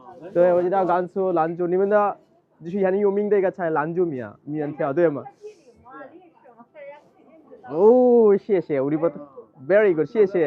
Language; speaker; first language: Chinese; non-native, fluent; Bangla